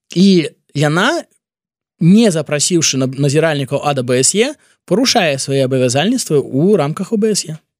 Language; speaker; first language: Belarusian; non-native, local second language; Russian